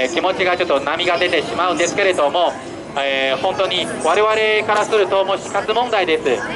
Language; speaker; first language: Japanese; non-native, fluent; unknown